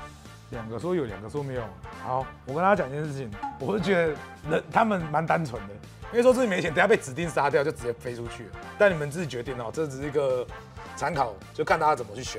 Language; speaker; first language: Chinese; native; Chinese